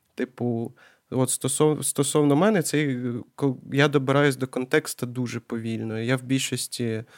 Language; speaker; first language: Ukrainian; non-native, local second language; Russian